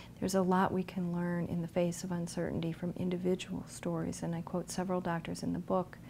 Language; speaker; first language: English; native; English